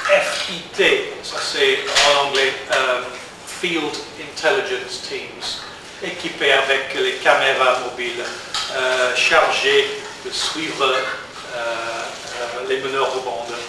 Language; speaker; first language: French; non-native, learner; English